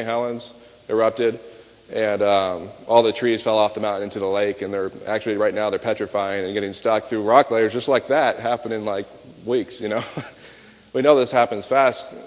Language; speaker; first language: English; native; English